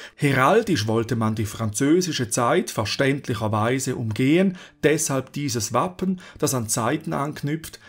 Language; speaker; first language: German; native; German